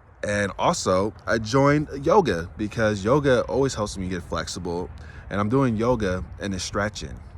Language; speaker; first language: English; native; English